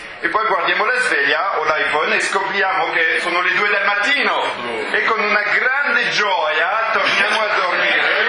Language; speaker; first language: Italian; non-native, fluent; French